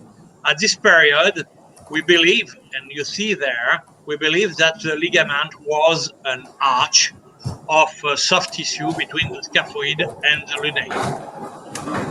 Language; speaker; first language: English; non-native, fluent; French